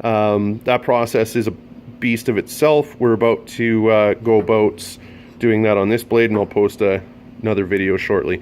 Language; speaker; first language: English; native; English